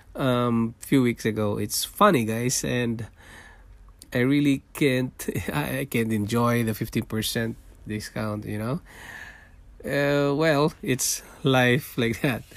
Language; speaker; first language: English; non-native, local second language; Filipino